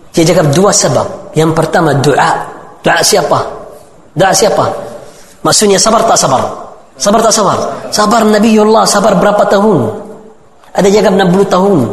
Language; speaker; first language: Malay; non-native, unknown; Arabic